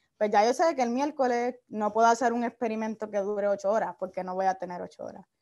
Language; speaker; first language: Spanish; native; Spanish